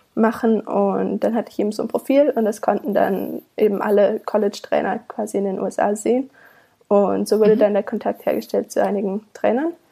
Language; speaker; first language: German; native; German